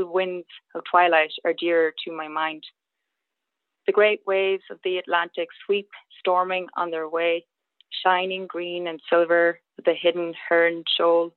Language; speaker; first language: English; native; English